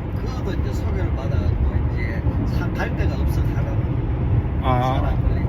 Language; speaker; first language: Korean; native; Korean